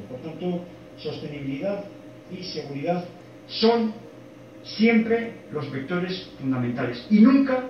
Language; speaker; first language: Spanish; native; Spanish